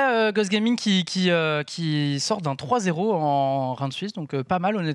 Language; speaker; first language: French; native; French